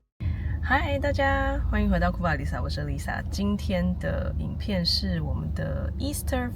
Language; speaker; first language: Chinese; non-native, fluent; Serbian